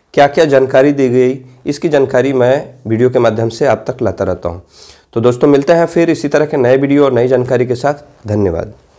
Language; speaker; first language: Hindi; native; Hindi